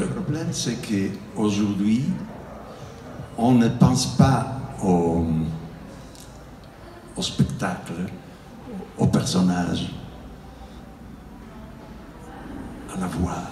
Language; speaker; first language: French; non-native, fluent; Italian